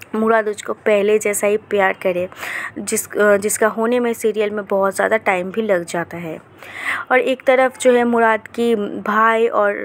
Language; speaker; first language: Hindi; non-native, local second language; Bangla